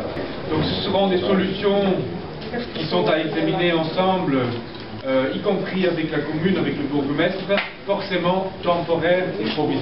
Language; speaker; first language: French; native; French